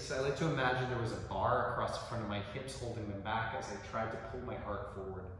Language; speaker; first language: English; native; English